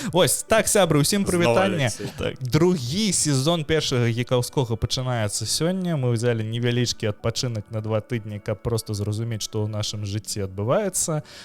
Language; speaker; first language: Belarusian; non-native, local second language; Russian